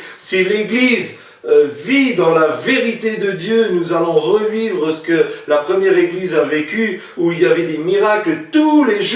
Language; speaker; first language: French; native; French